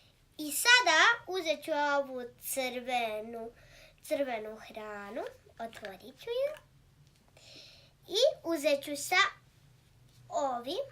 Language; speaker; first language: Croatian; early bilingual, heritage; Croatian